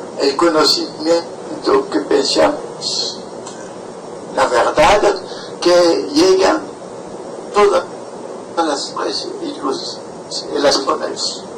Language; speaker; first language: Spanish; non-native, fluent; French